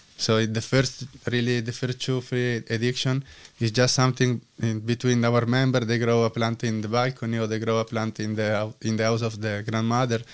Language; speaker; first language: English; non-native, learner; Italian